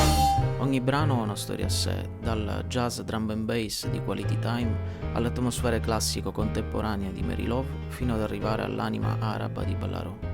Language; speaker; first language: Italian; native; Italian